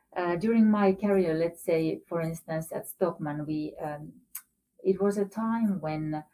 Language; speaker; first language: English; non-native, fluent; Finnish